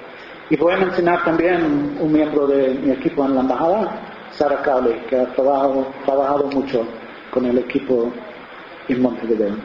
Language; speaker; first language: Spanish; non-native, fluent; English